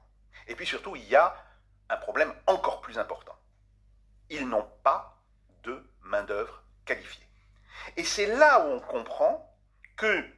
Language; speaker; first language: French; native; French